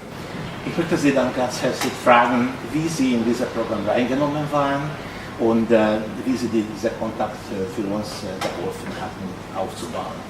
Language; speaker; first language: German; non-native, fluent; Hungarian